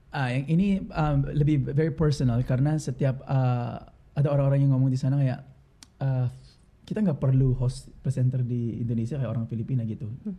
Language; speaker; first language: Indonesian; non-native, fluent; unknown